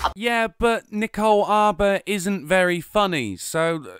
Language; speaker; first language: English; native; English